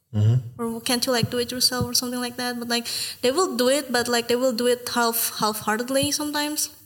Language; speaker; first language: English; non-native, fluent; Indonesian